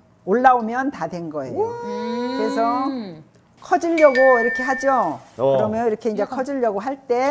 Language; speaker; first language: Korean; native; Korean